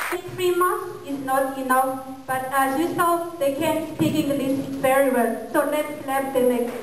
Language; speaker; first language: English; non-native, learner; Malagasy